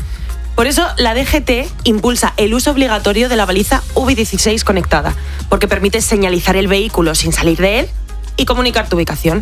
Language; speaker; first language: Spanish; native; Spanish